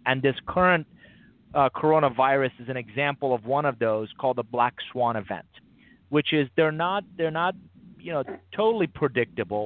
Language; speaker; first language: English; non-native, fluent; Persian